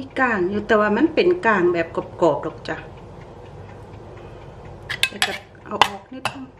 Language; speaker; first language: Thai; native; Thai